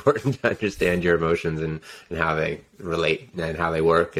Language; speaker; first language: English; native; English